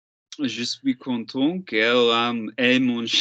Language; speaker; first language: French; non-native, learner; English